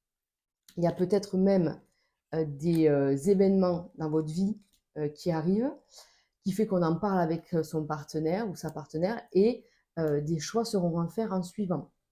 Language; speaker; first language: French; native; French